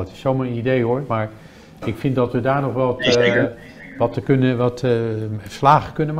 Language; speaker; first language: Dutch; native; Dutch